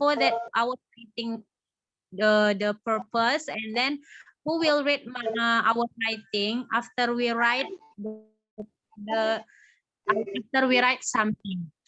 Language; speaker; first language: English; non-native, learner; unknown